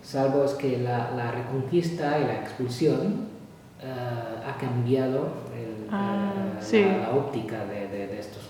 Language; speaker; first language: Spanish; non-native, fluent; Arabic